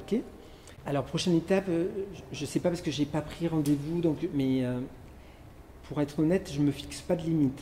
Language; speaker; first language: French; native; French